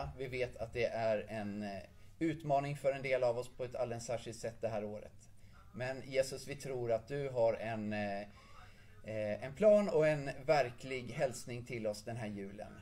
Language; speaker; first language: Swedish; native; Swedish